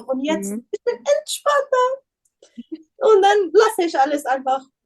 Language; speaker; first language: German; non-native, learner; Persian